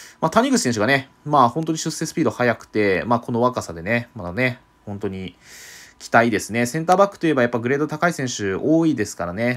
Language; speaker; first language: Japanese; native; Japanese